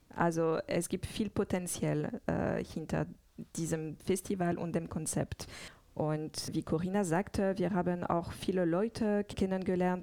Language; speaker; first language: German; non-native, fluent; French